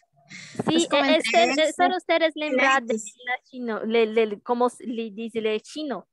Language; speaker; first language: Spanish; non-native, learner; Portuguese